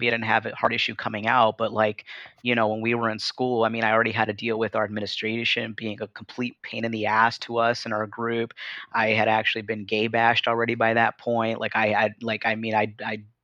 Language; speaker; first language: English; native; English